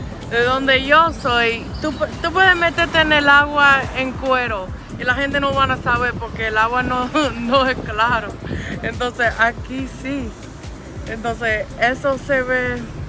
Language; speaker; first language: Spanish; non-native, fluent; English